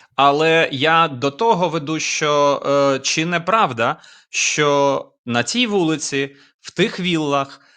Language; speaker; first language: Ukrainian; native; Ukrainian